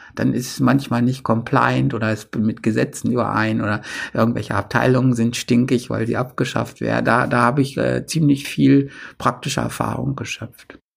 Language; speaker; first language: German; native; German